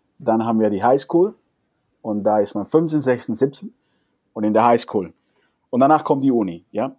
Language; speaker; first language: German; non-native, fluent; Spanish